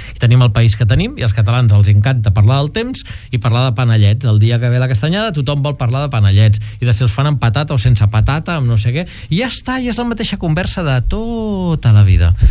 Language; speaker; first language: Catalan; native; Catalan